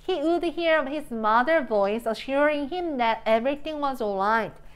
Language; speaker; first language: English; non-native, fluent; Korean